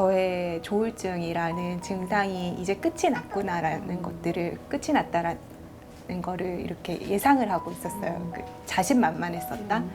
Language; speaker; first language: Korean; native; Korean